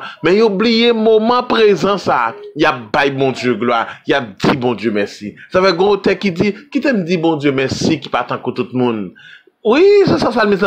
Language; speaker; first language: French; non-native, local second language; Haitian Creole